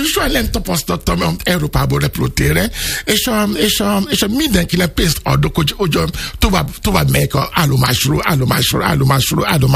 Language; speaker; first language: Hungarian; non-native, fluent; Yoruba